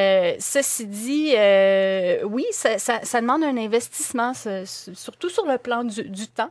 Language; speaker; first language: French; native; French